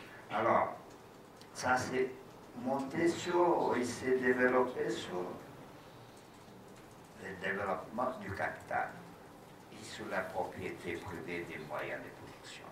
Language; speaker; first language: French; non-native, fluent; Portuguese